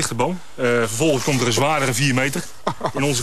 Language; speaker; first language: Dutch; native; Dutch